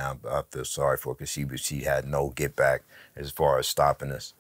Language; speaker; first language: English; native; English